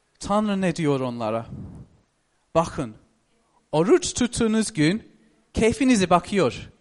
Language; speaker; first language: Turkish; non-native, fluent; English